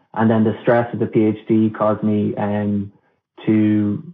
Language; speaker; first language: English; non-native, local second language; Irish